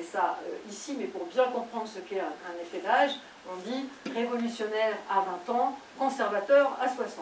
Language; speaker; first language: French; native; French